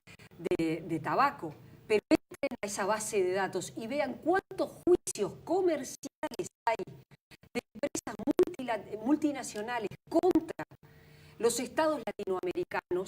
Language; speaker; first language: Spanish; native; Spanish